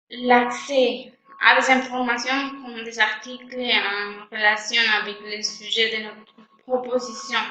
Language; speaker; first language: French; non-native, fluent; Spanish